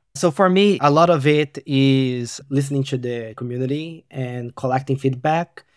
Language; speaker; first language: English; non-native, fluent; Portuguese